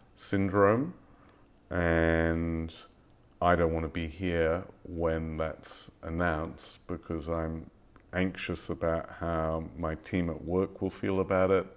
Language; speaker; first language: English; native; English